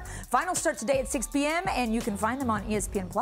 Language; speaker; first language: English; native; English